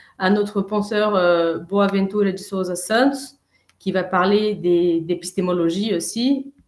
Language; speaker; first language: French; non-native, fluent; Portuguese